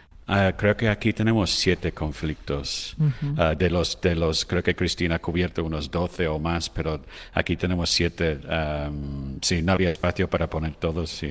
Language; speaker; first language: Spanish; non-native, fluent; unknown